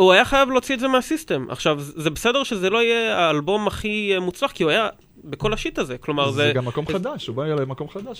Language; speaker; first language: Hebrew; native; Hebrew